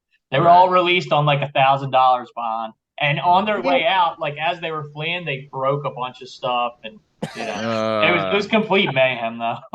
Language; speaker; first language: English; native; English